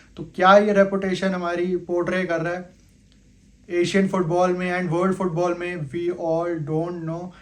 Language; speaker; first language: Hindi; native; Hindi